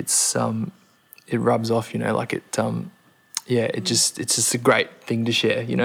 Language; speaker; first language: English; native; English